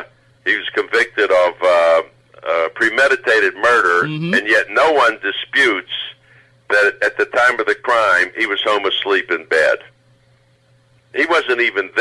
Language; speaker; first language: English; native; English